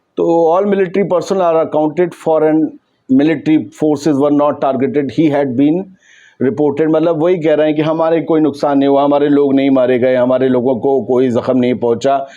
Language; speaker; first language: Urdu; native; Urdu